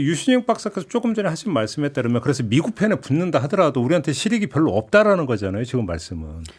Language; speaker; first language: Korean; native; Korean